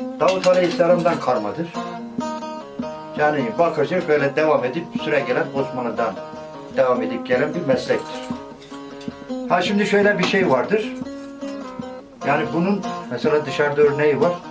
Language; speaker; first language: Turkish; native; Turkish